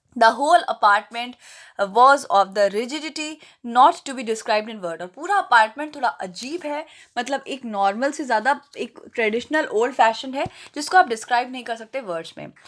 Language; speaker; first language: Hindi; native; Hindi